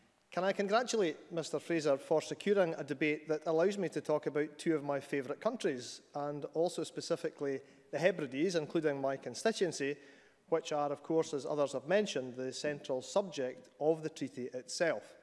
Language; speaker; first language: English; native; English